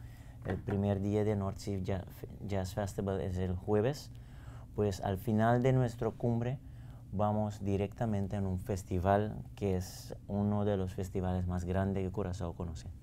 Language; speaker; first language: Spanish; non-native, fluent; Papiamento